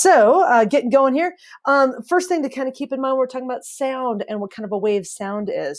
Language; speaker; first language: English; native; English